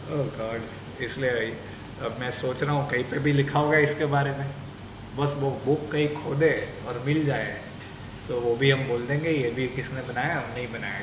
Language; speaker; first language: Hindi; non-native, local second language; Gujarati